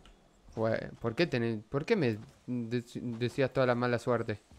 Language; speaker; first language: Spanish; native; Spanish